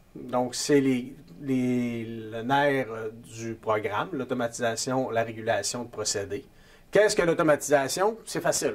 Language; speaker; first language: French; native; French